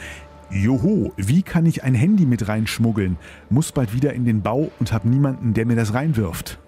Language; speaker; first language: German; native; German